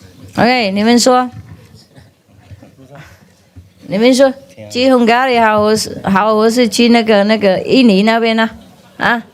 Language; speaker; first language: Chinese; non-native, fluent; Vietnamese